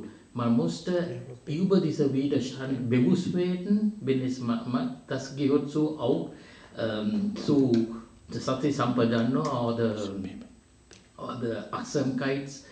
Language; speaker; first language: German; non-native, fluent; Sinhala